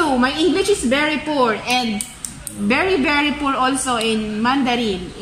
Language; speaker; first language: English; non-native, learner; Filipino